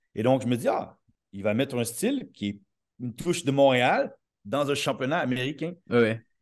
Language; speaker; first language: French; native; French